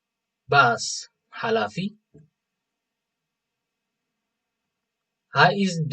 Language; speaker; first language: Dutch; non-native, fluent; Tigrinya